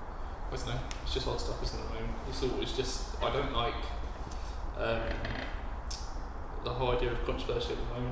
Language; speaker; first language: English; native; English